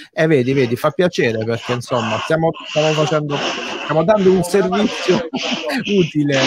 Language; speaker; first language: Italian; native; Italian